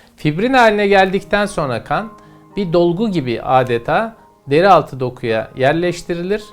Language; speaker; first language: Turkish; native; Turkish